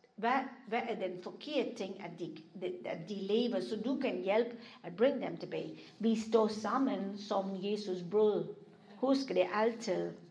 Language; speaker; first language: Danish; non-native, fluent; English